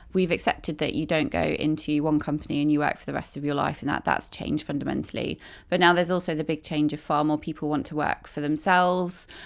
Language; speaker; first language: English; native; English